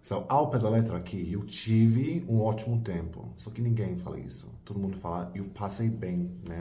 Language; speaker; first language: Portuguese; non-native, fluent; English